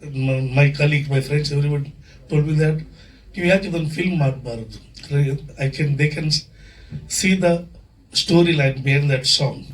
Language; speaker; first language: Kannada; non-native, local second language; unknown